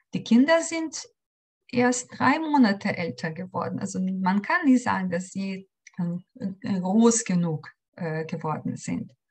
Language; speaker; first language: German; non-native, fluent; Ukrainian